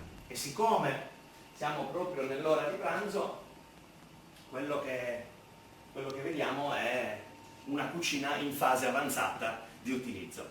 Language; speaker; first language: Italian; native; Italian